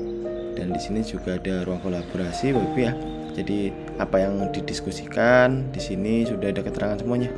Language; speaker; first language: Indonesian; native; Indonesian